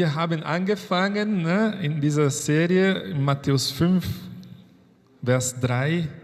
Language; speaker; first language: German; non-native, fluent; Portuguese